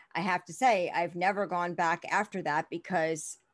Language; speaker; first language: English; native; English